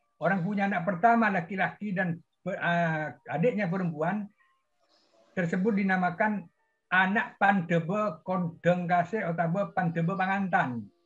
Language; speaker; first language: Indonesian; non-native, local second language; Madurese